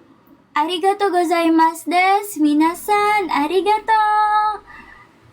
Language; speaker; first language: Japanese; non-native, learner; Filipino